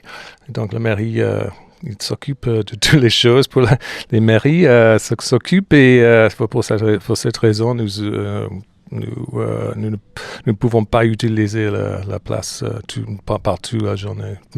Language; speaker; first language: French; non-native, fluent; English